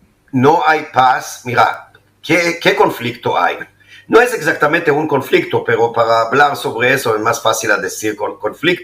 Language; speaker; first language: Spanish; non-native, fluent; Hebrew